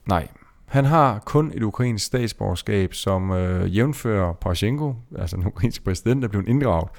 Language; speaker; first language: Danish; native; Danish